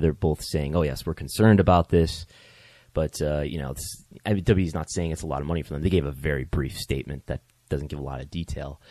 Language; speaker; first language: English; native; English